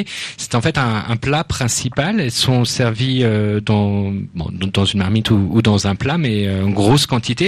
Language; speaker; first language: French; native; French